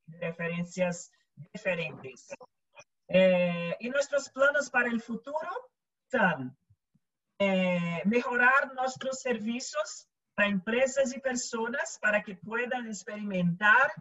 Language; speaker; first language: Spanish; non-native, local second language; Portuguese